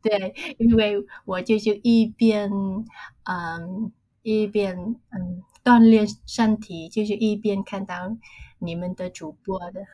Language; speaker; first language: Chinese; non-native, learner; Vietnamese